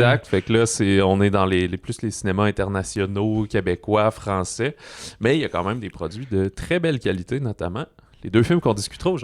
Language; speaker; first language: French; native; French